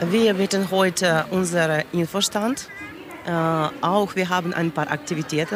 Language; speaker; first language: German; non-native, learner; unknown